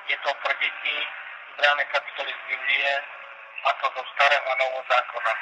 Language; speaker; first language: Czech; non-native, local second language; Romany